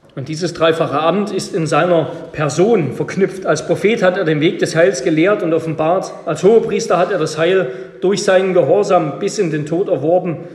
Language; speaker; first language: German; native; German